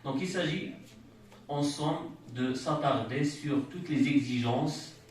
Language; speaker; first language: French; non-native, local second language; Arabic